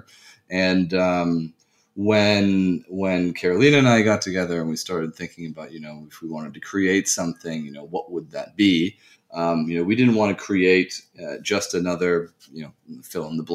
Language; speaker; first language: English; native; English